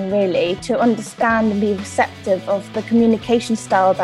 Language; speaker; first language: English; native; English